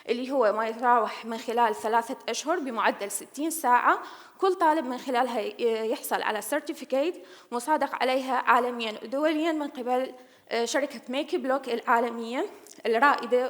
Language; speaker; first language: English; non-native, learner; Arabic